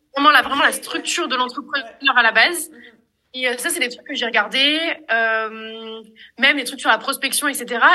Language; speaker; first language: French; native; French